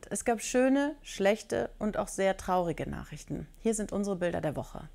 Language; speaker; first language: German; native; German